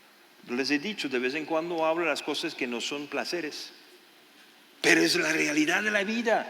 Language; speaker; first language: Spanish; non-native, fluent; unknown